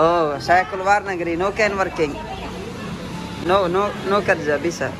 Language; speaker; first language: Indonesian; non-native, learner; Urdu